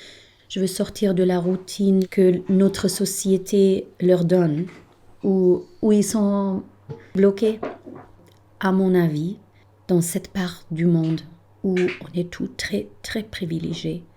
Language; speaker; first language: French; non-native, fluent; German